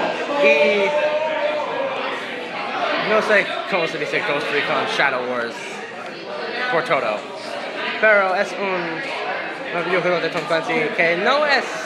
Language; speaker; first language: Spanish; non-native, learner; English